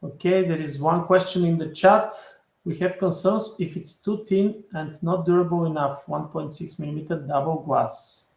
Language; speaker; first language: English; non-native, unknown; Bulgarian